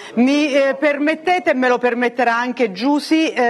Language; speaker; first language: Italian; native; Italian